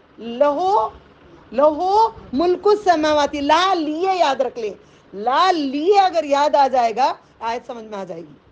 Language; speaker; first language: Urdu; native; Urdu